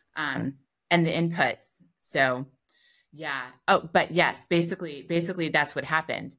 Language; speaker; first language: English; native; English